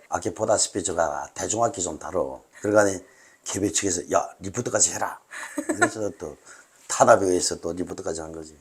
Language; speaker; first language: Korean; native; Korean